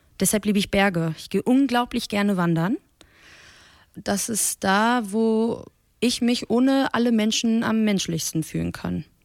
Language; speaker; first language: German; early bilingual, other home language; Persian